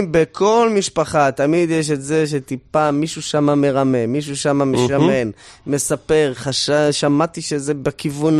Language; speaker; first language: Hebrew; native; Hebrew